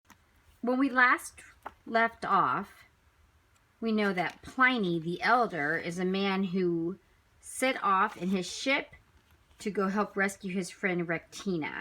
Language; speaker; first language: English; native; English